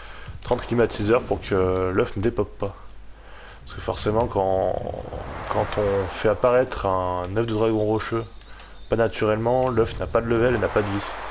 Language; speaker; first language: French; native; French